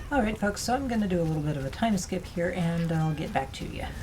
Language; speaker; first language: English; native; English